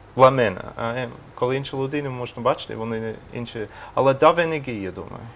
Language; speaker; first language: Ukrainian; non-native, learner; English